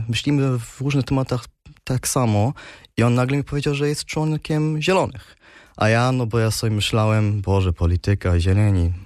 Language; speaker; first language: Polish; early bilingual, heritage; Polish